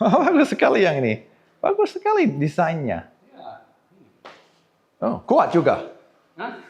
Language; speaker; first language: Indonesian; non-native, fluent; English